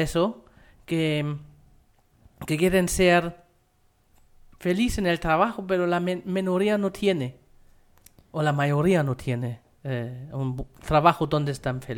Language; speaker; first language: Spanish; non-native, fluent; German